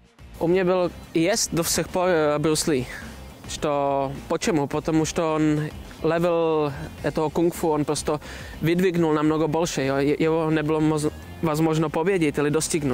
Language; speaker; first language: Russian; non-native, learner; Czech